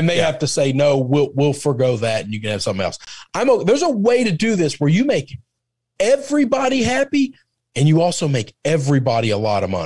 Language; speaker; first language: English; native; English